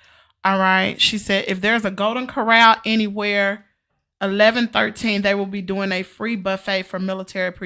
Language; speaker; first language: English; native; English